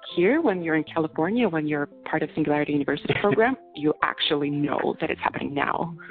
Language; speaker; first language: English; non-native, fluent; Russian